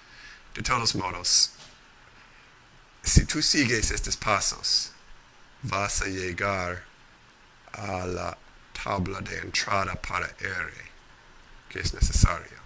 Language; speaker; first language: Spanish; non-native, fluent; English